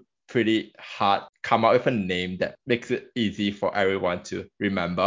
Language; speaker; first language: English; non-native, local second language; Chinese